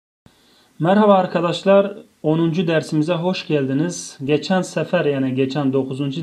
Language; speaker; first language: Turkish; non-native, fluent; Tajik